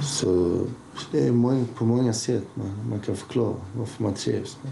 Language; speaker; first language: Swedish; early bilingual, other home language; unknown